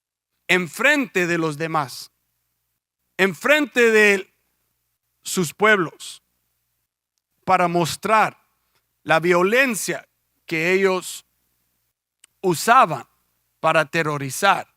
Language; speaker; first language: Spanish; early bilingual, heritage; Spanish